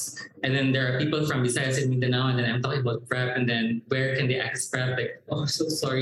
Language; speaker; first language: English; non-native, local second language; Cebuano